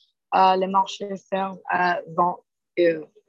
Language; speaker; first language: French; non-native, learner; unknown